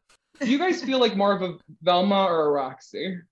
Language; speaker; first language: English; native; English